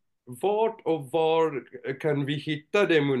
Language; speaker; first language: Swedish; non-native, fluent; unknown